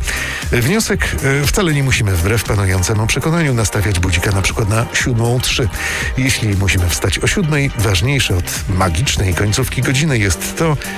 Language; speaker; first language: Polish; native; Polish